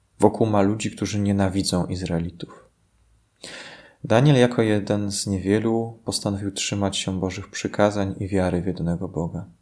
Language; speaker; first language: Polish; native; Polish